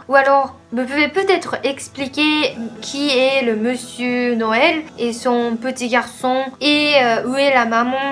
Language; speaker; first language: French; non-native, fluent; Japanese